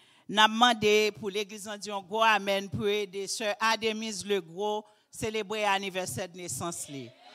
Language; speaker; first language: French; native; French